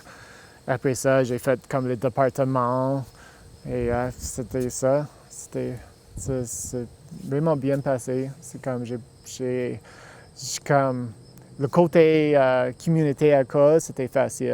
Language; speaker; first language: French; non-native, local second language; English